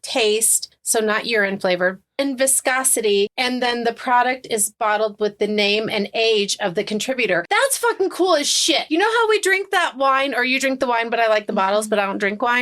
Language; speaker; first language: English; native; English